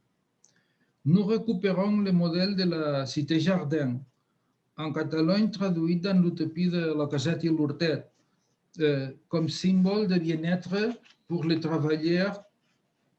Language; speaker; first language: French; non-native, fluent; Spanish